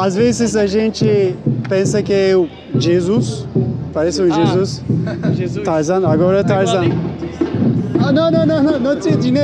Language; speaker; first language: Portuguese; non-native, learner; Turkish